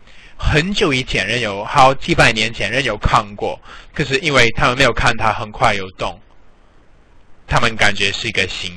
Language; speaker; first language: Chinese; non-native, fluent; English